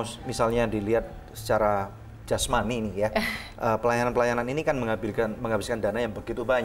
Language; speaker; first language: Indonesian; native; Indonesian